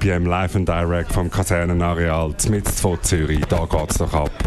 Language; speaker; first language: German; native; German